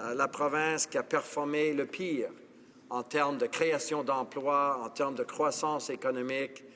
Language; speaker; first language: French; non-native, local second language; English